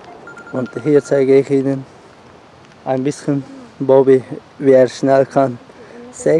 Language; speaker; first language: German; non-native, learner; Turkish